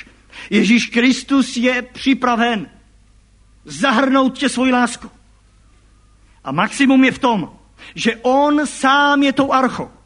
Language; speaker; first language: Czech; native; Czech